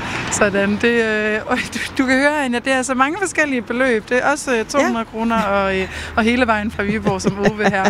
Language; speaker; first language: Danish; native; Danish